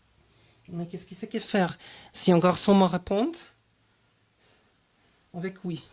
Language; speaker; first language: French; non-native, learner; German